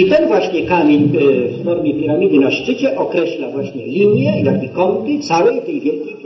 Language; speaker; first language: Polish; native; Polish